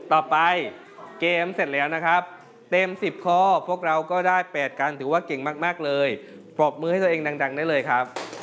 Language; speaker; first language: Thai; native; Thai